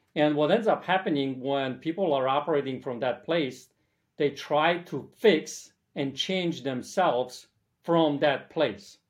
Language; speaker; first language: English; early bilingual, other home language; Polish